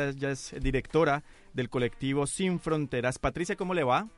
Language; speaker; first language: Spanish; native; Spanish